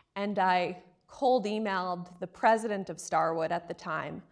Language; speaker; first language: English; native; English